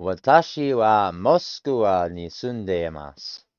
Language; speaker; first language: Japanese; non-native, learner; English